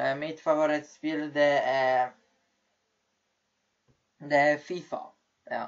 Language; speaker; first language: Norwegian; early bilingual, other home language; Polish